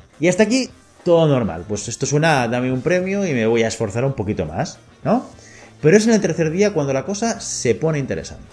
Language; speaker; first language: Spanish; native; Spanish